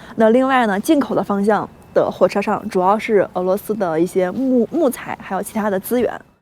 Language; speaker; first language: Chinese; native; Chinese